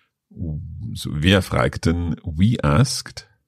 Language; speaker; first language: German; non-native, learner; English